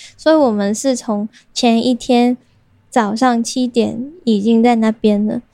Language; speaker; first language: Chinese; non-native, local second language; Cantonese